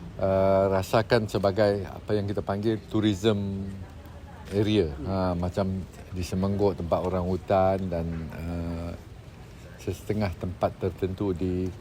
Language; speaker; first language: Malay; native; Malay